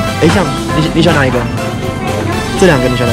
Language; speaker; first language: Chinese; native; Chinese